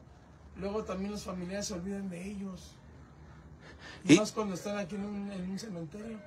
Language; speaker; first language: Spanish; native; Spanish